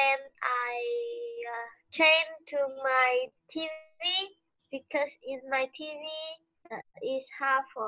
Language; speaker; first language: English; non-native, learner; Vietnamese